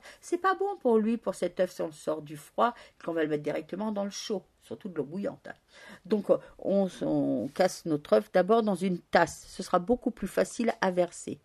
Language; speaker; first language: French; native; French